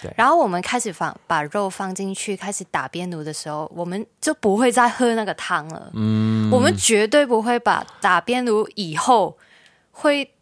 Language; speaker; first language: Chinese; non-native, local second language; Cantonese